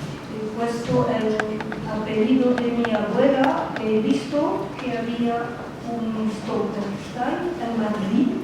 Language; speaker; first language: Spanish; non-native, learner; French